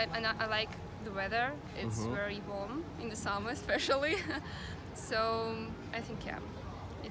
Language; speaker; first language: English; non-native, fluent; Russian